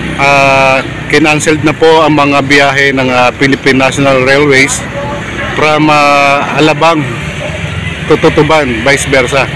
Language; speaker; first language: Filipino; native; Filipino